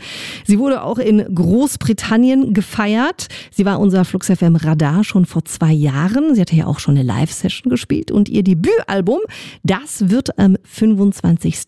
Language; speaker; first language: German; native; German